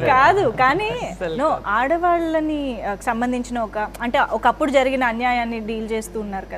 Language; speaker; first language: Telugu; native; Telugu